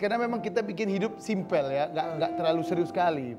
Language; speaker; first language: Indonesian; native; Indonesian